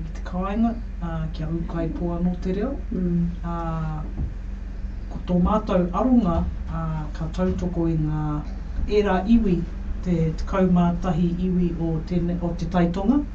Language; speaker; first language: Māori; non-native, local second language; English